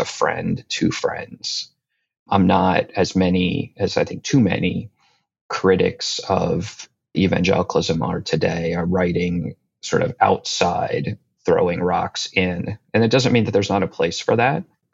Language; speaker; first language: English; native; English